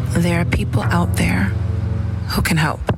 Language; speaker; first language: English; native; English